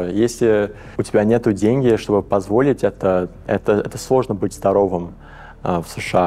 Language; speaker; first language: Russian; early bilingual, heritage; English